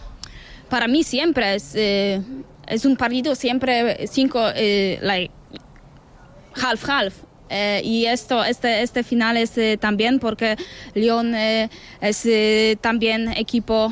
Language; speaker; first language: Spanish; non-native, learner; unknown